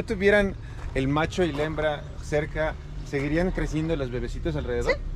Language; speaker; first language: Spanish; native; Spanish